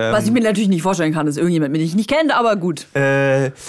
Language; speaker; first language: German; native; German